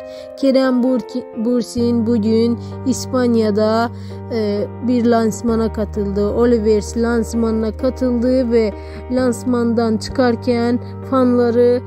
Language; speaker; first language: Turkish; native; Turkish